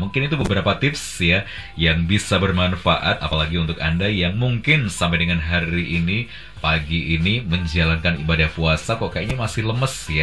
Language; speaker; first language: Indonesian; native; Indonesian